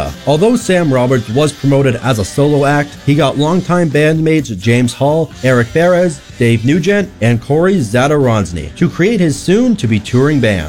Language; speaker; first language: English; native; English